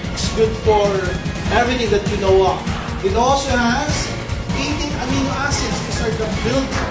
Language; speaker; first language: English; non-native, local second language; Filipino